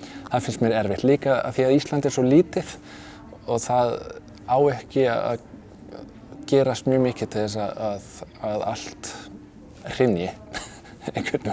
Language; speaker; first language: Icelandic; non-native, fluent; Danish